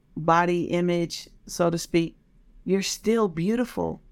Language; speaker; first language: English; native; English